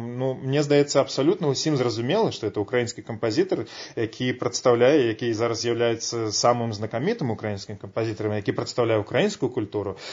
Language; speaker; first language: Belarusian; native; Belarusian